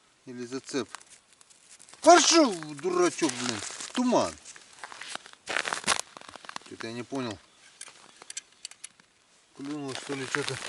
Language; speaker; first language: Russian; native; Russian